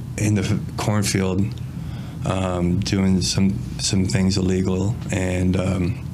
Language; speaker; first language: English; native; English